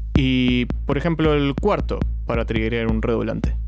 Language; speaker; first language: Spanish; native; Spanish